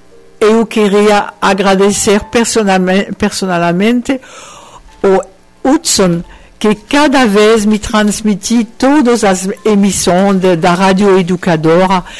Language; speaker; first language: Portuguese; non-native, fluent; French